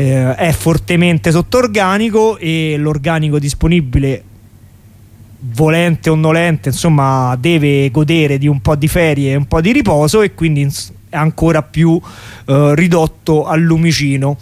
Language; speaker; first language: Italian; native; Italian